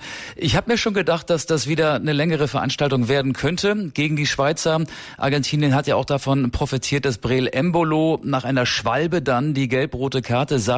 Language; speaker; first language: German; native; German